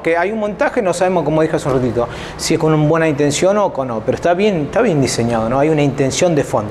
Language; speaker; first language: Spanish; native; Spanish